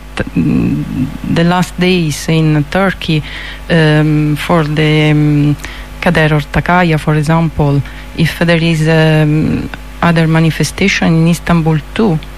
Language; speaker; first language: English; non-native, learner; Italian